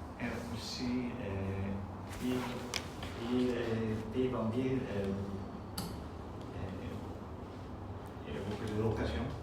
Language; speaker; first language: French; non-native, learner; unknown